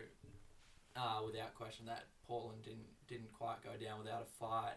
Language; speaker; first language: English; native; English